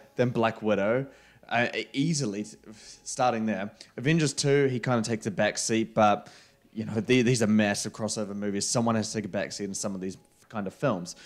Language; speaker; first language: English; native; English